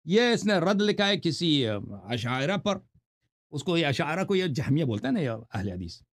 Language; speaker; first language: Urdu; non-native, fluent; Persian